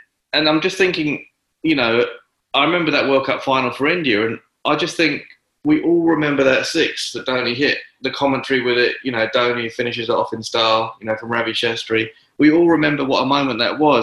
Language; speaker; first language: English; native; English